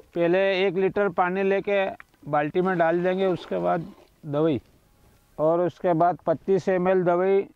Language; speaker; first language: Hindi; native; Hindi